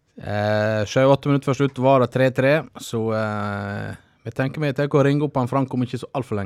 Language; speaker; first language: Norwegian; native; Norwegian